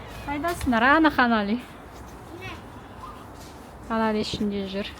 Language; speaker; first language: Kazakh; native; Kazakh